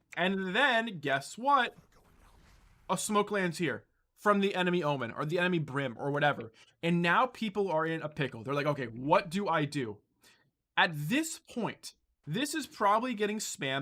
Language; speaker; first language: English; native; English